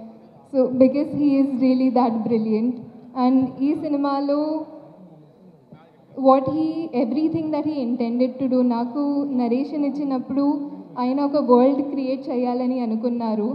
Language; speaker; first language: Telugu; non-native, fluent; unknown